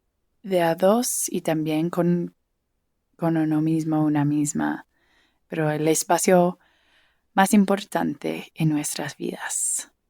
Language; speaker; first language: Spanish; early bilingual, heritage; English